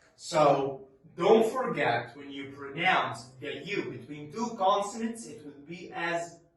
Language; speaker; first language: English; non-native, fluent; Arabic